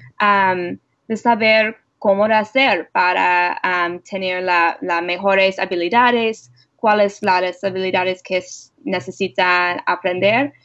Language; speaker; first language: Spanish; non-native, learner; English